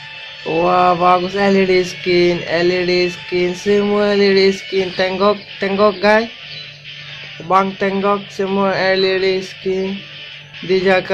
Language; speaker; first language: Indonesian; non-native, learner; Bangla